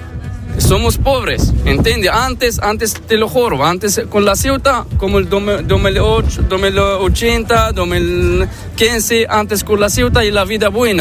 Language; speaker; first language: Spanish; non-native, learner; Arabic